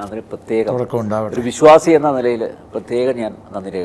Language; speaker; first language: Malayalam; native; Malayalam